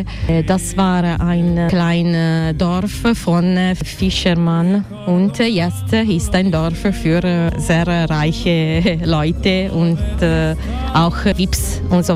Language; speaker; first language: German; non-native, learner; Italian